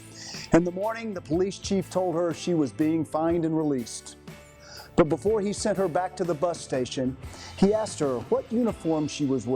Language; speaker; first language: English; native; English